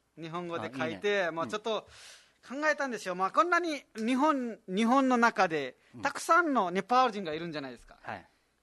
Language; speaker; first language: Japanese; non-native, fluent; Nepali